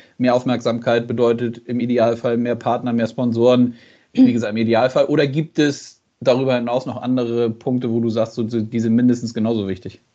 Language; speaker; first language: German; native; German